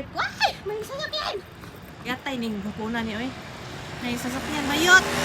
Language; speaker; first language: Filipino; non-native, local second language; Waray